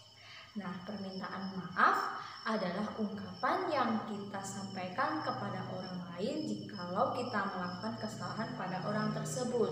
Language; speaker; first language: Indonesian; native; Indonesian